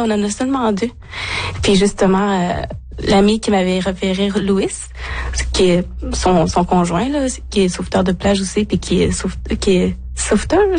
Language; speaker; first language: French; non-native, local second language; Innu-aimun